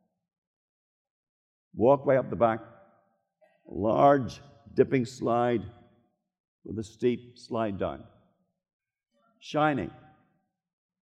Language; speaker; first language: English; native; English